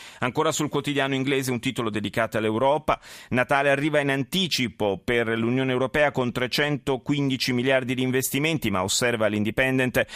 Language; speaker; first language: Italian; native; Italian